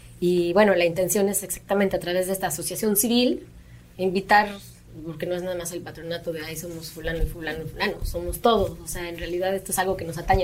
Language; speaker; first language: Spanish; native; Spanish